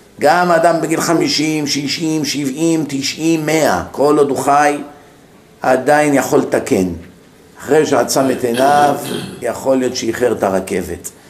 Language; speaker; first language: Hebrew; native; Hebrew